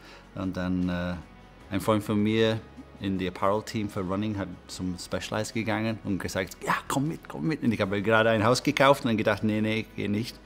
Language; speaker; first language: German; non-native, fluent; English